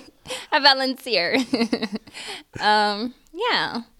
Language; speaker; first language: English; early bilingual, other home language; Arabic